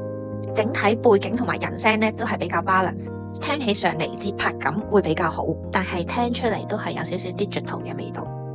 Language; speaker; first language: Chinese; native; Chinese